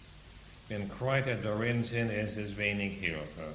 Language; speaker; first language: German; non-native, fluent; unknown